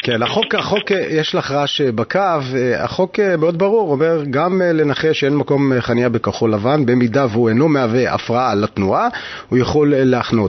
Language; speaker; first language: Hebrew; native; Hebrew